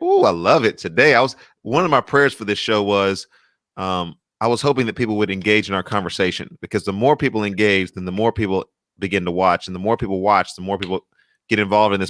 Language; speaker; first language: English; native; English